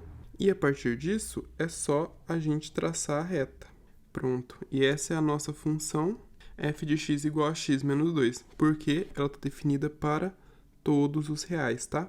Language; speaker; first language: Portuguese; native; Portuguese